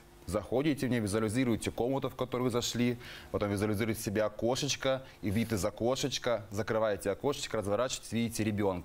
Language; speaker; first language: Russian; native; Russian